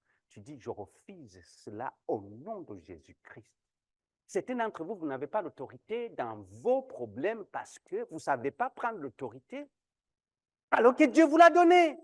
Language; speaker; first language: French; non-native, local second language; Kinyarwanda